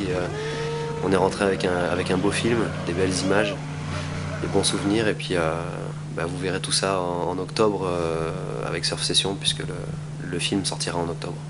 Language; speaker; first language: French; native; French